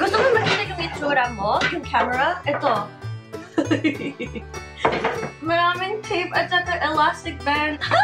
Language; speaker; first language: Filipino; non-native, learner; English